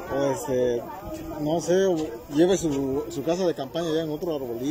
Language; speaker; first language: Spanish; native; Spanish